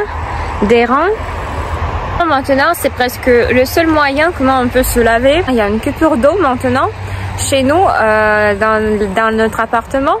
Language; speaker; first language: French; non-native, fluent; Russian